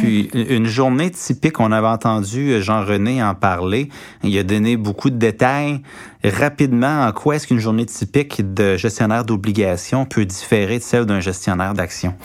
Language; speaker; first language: French; native; French